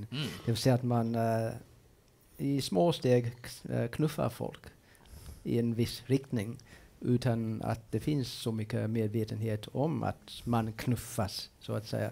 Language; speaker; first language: Swedish; non-native, fluent; English